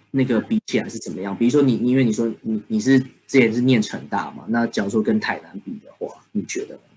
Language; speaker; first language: Chinese; native; Chinese